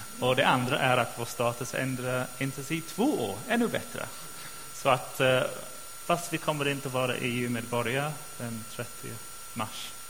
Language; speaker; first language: Swedish; non-native, fluent; English